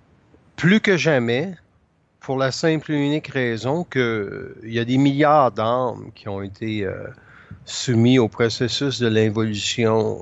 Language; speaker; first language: French; native; French